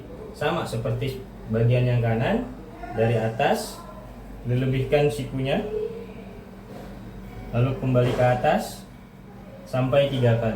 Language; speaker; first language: Indonesian; native; Indonesian